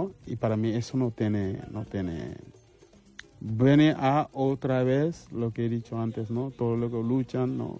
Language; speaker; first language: Spanish; non-native, fluent; Wolof